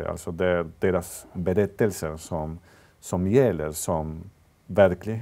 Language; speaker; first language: Swedish; non-native, fluent; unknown